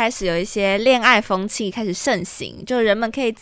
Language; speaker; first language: Chinese; native; Chinese